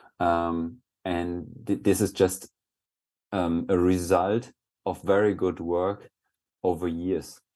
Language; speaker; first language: English; non-native, fluent; German